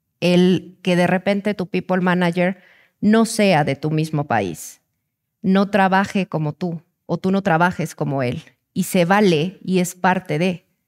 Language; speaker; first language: Spanish; native; Spanish